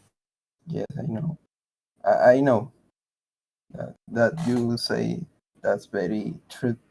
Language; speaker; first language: English; non-native, learner; Spanish